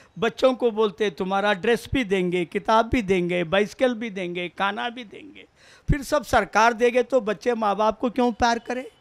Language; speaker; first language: Hindi; non-native, local second language; Kannada